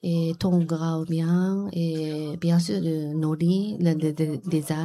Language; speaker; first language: French; non-native, learner; Japanese